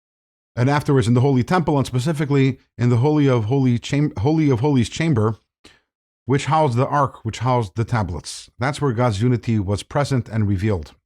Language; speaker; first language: English; native; English